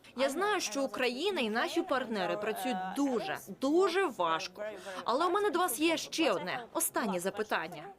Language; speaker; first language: Ukrainian; native; Ukrainian